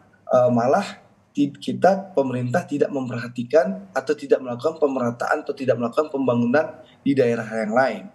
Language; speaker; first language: Indonesian; native; Indonesian